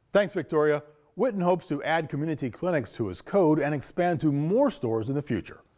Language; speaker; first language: English; native; English